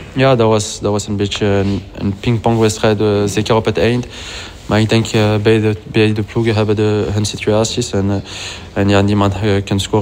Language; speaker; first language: Dutch; non-native, local second language; French